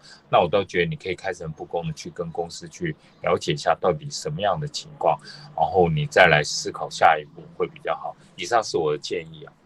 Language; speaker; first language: Chinese; native; Chinese